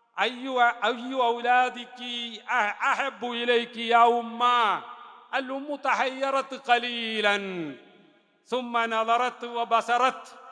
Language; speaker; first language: Arabic; non-native, fluent; Malayalam